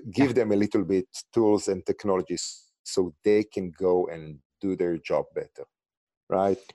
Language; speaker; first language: English; non-native, fluent; Hebrew